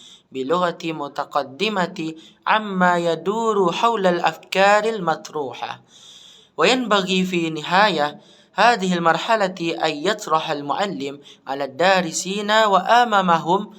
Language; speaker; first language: Arabic; non-native, learner; Indonesian